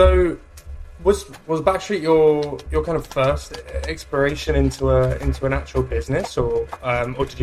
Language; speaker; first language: English; native; English